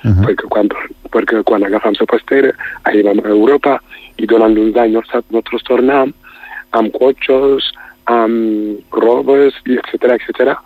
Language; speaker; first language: Catalan; non-native, fluent; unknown